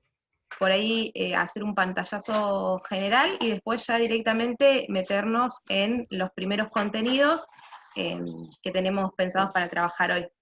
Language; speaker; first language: Spanish; native; Spanish